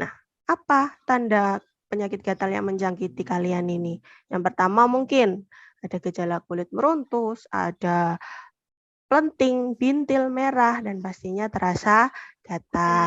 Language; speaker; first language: Indonesian; native; Indonesian